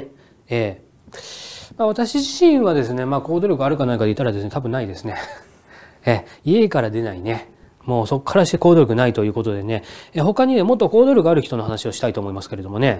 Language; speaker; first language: Japanese; native; Japanese